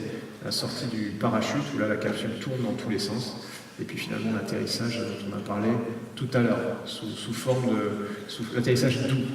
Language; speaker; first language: French; native; French